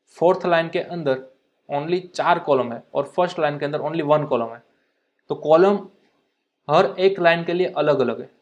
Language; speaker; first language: Hindi; non-native, local second language; Gujarati